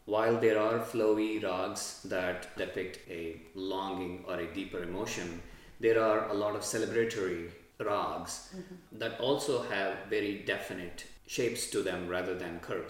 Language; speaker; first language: English; non-native, local second language; Telugu